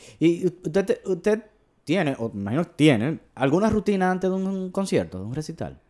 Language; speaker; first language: Spanish; native; Spanish